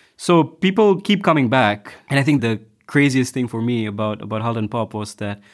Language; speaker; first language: English; non-native, local second language; Tamil